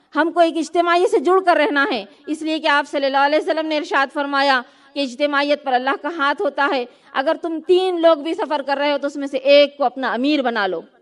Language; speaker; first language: Urdu; native; Urdu